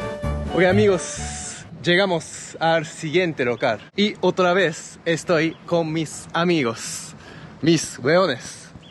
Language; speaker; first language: Spanish; non-native, learner; Japanese